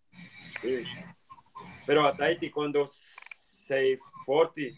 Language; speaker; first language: Italian; non-native, learner; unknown